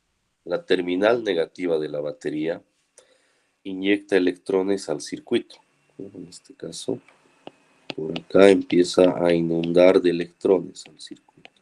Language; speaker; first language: Spanish; native; Spanish